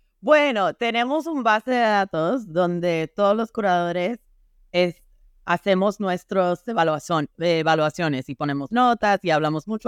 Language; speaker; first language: Spanish; non-native, fluent; English